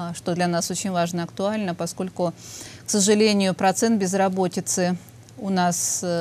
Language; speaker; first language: Russian; native; Russian